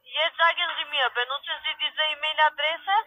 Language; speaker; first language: German; non-native, learner; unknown